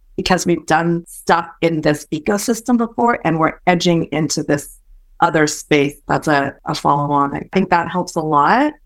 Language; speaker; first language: English; early bilingual, other home language; Min Nan Chinese